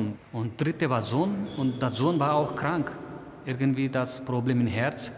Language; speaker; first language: German; non-native, learner; Nepali